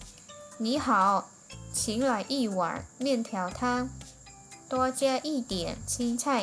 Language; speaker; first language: Chinese; non-native, fluent; Khmer